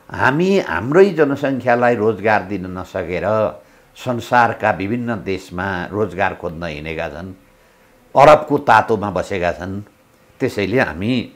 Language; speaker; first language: Nepali; native; Nepali